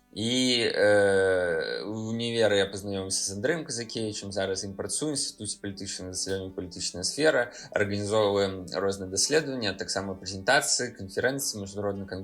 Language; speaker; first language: Belarusian; non-native, local second language; Russian